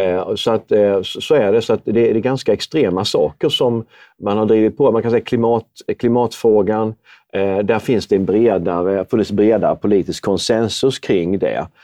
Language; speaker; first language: Swedish; native; Swedish